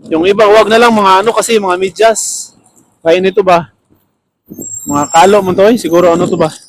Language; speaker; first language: Filipino; non-native, local second language; Cebuano